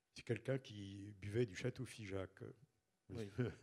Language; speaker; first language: French; native; French